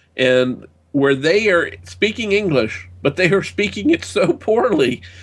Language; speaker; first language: English; native; English